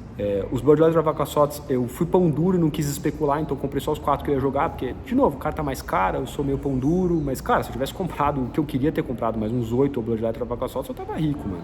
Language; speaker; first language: Portuguese; native; Portuguese